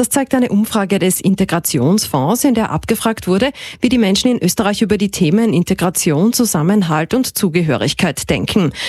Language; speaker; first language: German; native; German